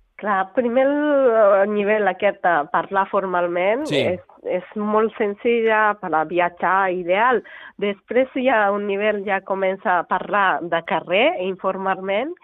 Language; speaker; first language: Catalan; non-native, learner; Japanese